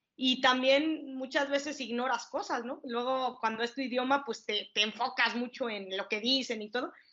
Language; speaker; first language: Spanish; native; Spanish